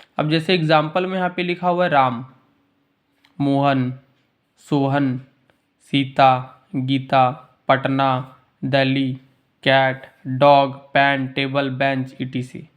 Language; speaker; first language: Hindi; native; Hindi